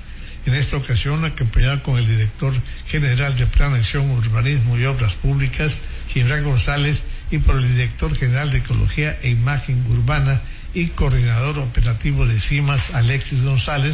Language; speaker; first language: Spanish; native; Spanish